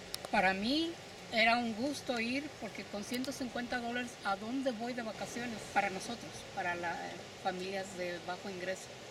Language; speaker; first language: Spanish; native; Spanish